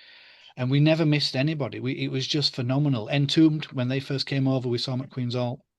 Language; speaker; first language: English; native; English